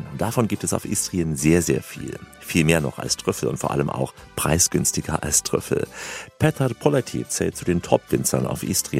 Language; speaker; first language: German; native; German